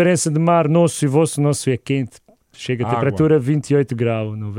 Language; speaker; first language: Portuguese; non-native, learner; Croatian